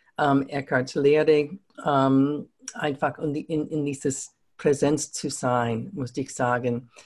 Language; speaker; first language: German; non-native, fluent; English